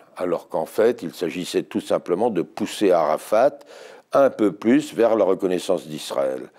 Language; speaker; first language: French; native; French